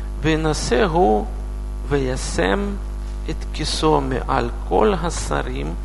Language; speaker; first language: Hebrew; non-native, learner; Russian